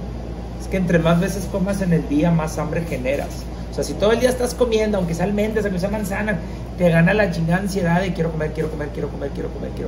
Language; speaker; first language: Spanish; native; Spanish